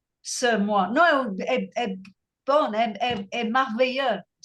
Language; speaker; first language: French; non-native, learner; English